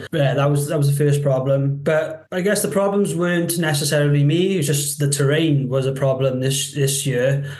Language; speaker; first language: English; native; English